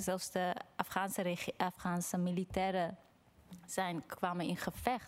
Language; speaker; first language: Dutch; non-native, fluent; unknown